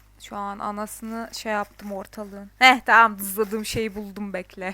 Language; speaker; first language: Turkish; native; Turkish